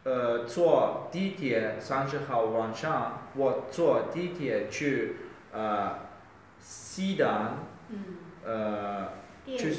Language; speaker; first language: Chinese; non-native, learner; Uzbek